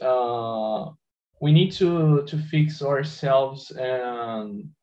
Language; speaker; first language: English; non-native, learner; Portuguese